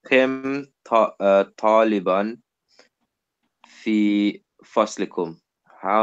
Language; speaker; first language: Arabic; non-native, learner; English